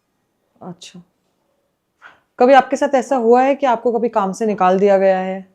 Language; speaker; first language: Hindi; native; Hindi